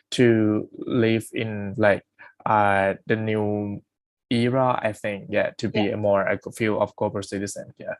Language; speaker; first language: English; non-native, fluent; Thai